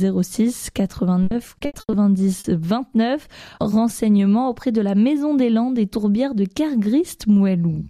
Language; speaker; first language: French; native; French